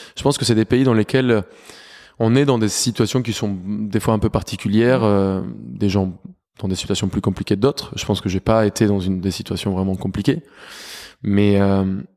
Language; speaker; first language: French; non-native, fluent; Spanish